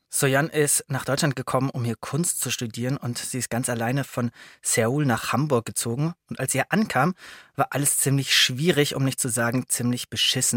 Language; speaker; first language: German; native; German